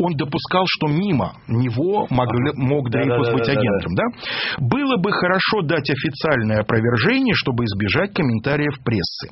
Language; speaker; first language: Russian; native; Russian